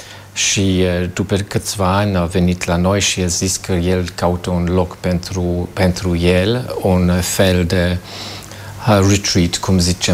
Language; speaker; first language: Romanian; non-native, fluent; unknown